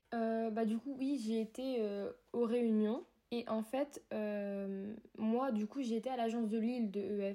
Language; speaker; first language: French; native; French